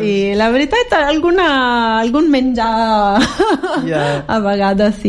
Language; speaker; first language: Catalan; non-native, fluent; Italian